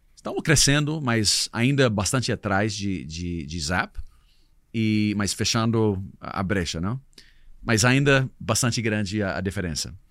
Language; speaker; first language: Portuguese; non-native, fluent; English